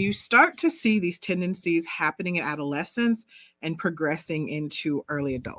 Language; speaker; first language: English; native; English